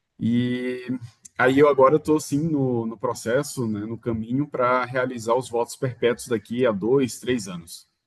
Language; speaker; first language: Portuguese; native; Portuguese